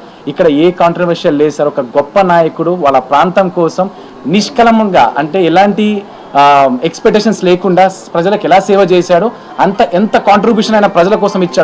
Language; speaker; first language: Telugu; native; Telugu